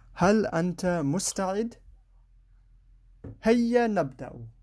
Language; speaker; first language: Arabic; non-native, fluent; English